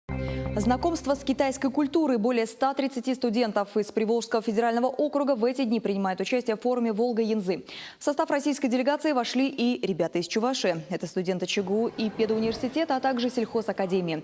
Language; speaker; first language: Russian; native; Russian